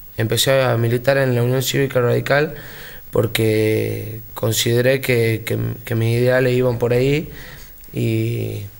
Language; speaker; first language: Spanish; native; Spanish